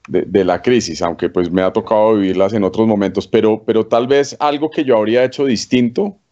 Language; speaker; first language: Spanish; native; Spanish